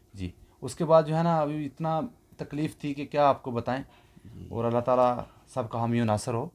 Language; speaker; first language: Urdu; non-native, local second language; Punjabi